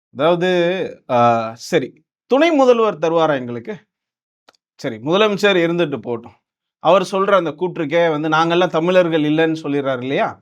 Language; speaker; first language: Tamil; non-native, local second language; Telugu